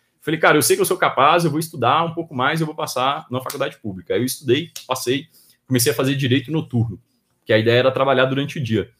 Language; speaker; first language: Portuguese; native; Portuguese